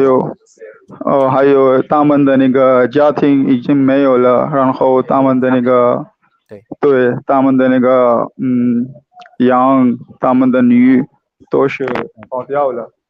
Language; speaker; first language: Chinese; non-native, learner; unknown